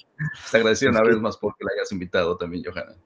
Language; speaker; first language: Spanish; native; Spanish